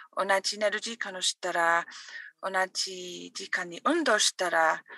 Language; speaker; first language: Japanese; non-native, learner; English